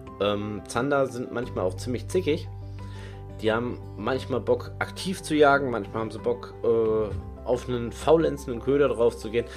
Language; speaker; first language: German; native; German